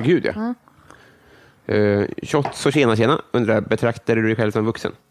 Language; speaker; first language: Swedish; native; Swedish